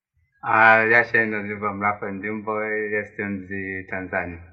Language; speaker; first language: Polish; non-native, learner; Swahili